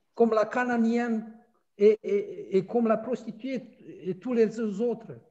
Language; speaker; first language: French; non-native, fluent; Russian